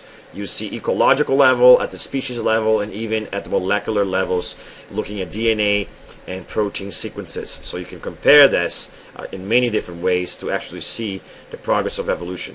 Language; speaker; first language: English; non-native, fluent; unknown